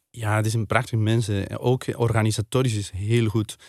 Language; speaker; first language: Dutch; non-native, fluent; Spanish